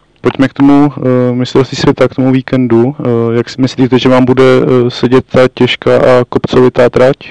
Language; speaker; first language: Czech; native; Czech